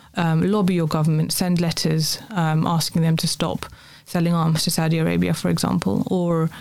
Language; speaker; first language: English; native; English